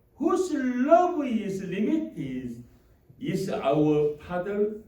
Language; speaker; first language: English; non-native, learner; Korean